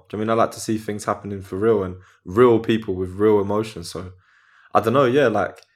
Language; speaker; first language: English; native; English